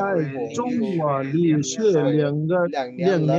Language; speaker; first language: Chinese; non-native, learner; Bangla